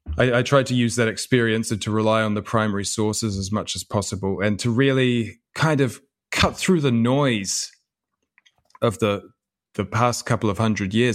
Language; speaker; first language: English; native; English